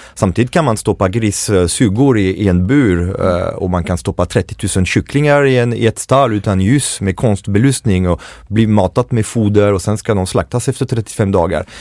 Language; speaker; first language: Swedish; non-native, fluent; French